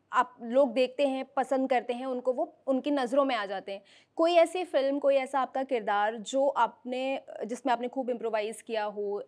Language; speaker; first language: Hindi; native; Hindi